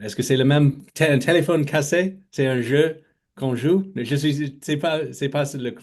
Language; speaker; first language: French; non-native, fluent; English